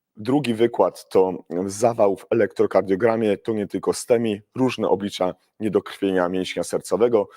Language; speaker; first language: Polish; native; Polish